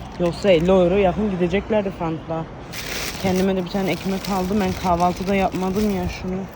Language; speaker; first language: Turkish; early bilingual, heritage; Turkish